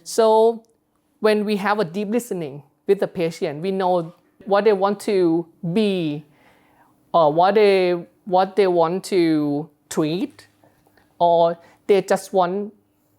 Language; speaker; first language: English; non-native, learner; Thai